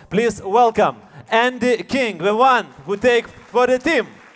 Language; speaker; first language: English; non-native, fluent; Lithuanian